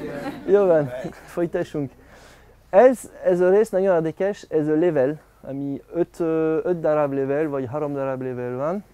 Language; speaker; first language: Hungarian; non-native, learner; French